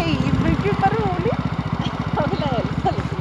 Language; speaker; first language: Swedish; non-native, fluent; Latvian